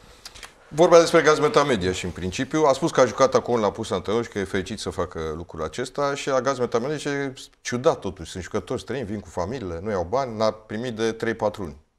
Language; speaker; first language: Romanian; native; Romanian